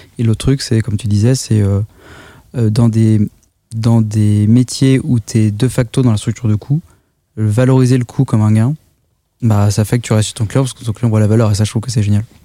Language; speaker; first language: French; native; French